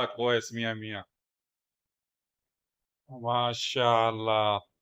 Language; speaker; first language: Arabic; non-native, learner; Urdu